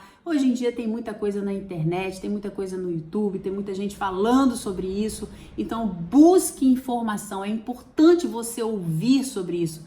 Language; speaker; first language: Portuguese; native; Portuguese